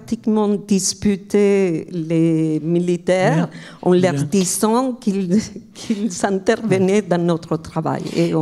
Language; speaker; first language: French; non-native, fluent; Spanish